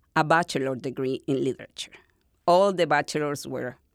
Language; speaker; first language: English; non-native, fluent; Spanish